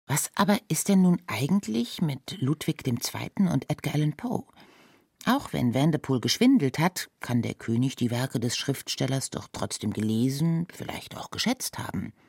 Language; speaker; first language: German; native; German